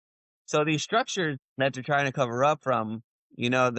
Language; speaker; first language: English; native; English